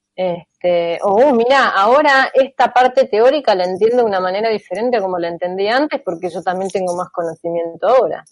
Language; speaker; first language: Spanish; native; Spanish